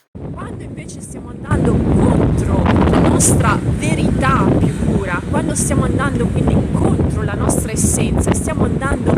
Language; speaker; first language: Italian; native; Italian